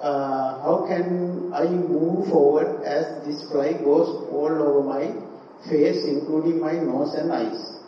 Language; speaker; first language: English; non-native, local second language; Sinhala